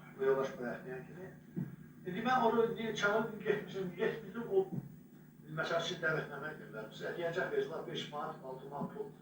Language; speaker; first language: Azerbaijani; non-native, local second language; Avaric